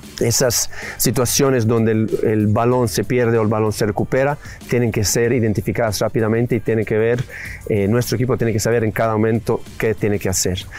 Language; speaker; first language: Spanish; non-native, fluent; Serbian